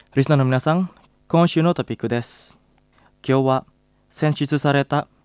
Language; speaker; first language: Japanese; non-native, fluent; Indonesian